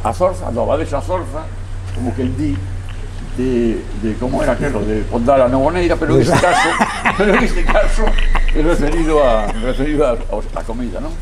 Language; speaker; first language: Spanish; non-native, local second language; Galician